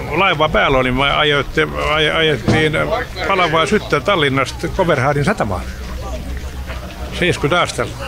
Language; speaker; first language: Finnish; non-native, learner; Estonian